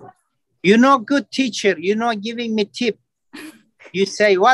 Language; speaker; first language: English; non-native, learner; Turkish